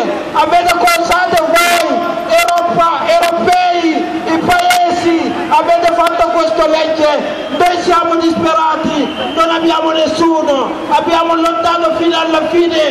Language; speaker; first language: Italian; non-native, learner; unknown